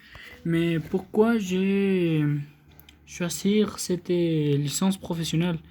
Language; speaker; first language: French; non-native, learner; Spanish